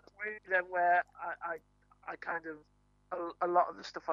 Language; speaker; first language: English; native; English